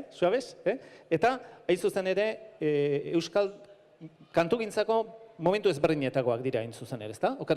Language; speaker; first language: Basque; native; Basque